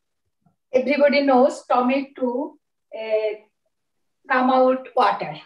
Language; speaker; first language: English; non-native, learner; Bangla